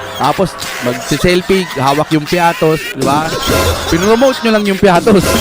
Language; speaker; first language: Filipino; non-native, local second language; Iloko